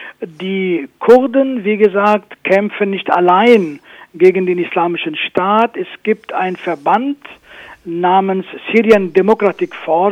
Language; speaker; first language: German; non-native, fluent; Kurdish